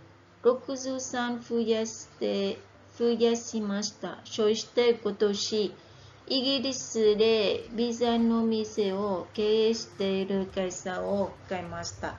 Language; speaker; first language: Japanese; non-native, learner; Vietnamese